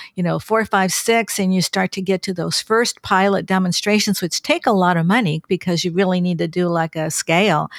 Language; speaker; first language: English; native; English